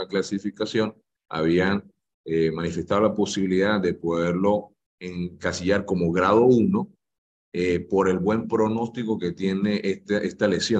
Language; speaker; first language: Spanish; native; Spanish